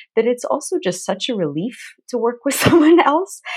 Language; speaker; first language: English; native; English